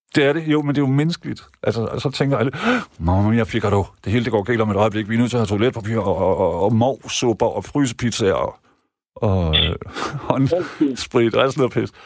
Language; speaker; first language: Danish; native; Danish